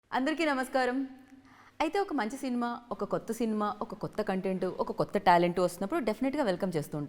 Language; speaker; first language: Telugu; native; Telugu